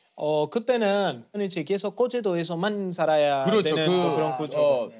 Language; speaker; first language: Korean; non-native, fluent; Spanish